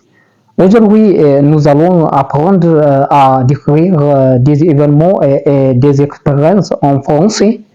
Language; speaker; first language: French; non-native, learner; Amharic